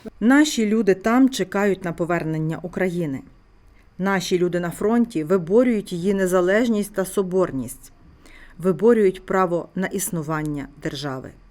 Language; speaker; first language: Ukrainian; native; Ukrainian